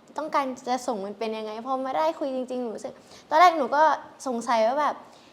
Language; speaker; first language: Thai; native; Thai